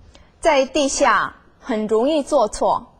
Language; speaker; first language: Chinese; non-native, fluent; Korean